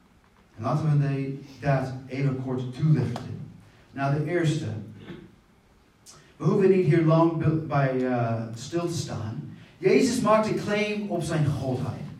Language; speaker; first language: Dutch; non-native, fluent; English